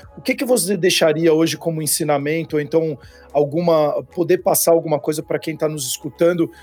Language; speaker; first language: Portuguese; native; Portuguese